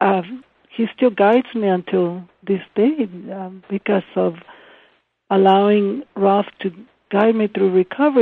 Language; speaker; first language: English; non-native, fluent; Spanish